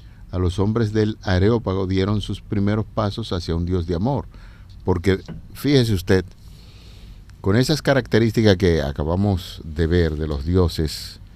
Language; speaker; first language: Spanish; native; Spanish